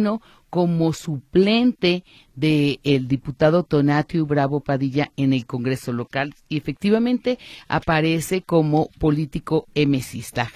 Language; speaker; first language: Spanish; native; Spanish